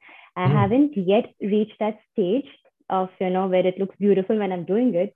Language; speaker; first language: English; non-native, local second language; Hindi